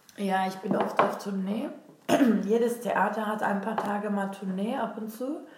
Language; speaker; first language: German; non-native, fluent; Turkish